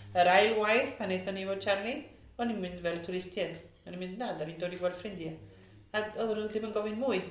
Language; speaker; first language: Welsh; early bilingual, heritage; Welsh